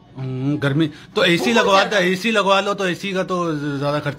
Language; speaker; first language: Urdu; native; Urdu